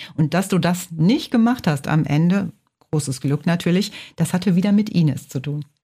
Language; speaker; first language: German; native; German